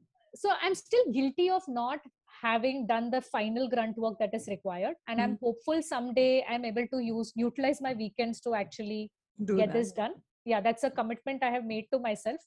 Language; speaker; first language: English; non-native, local second language; Tamil